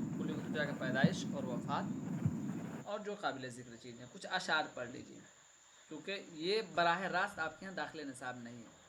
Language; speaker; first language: Urdu; native; Urdu